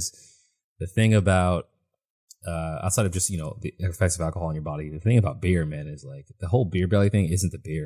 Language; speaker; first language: English; native; English